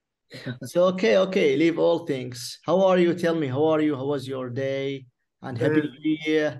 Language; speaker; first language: English; non-native, fluent; Arabic